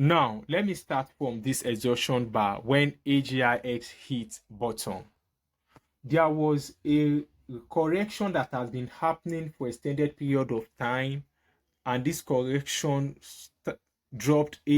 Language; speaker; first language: English; native; English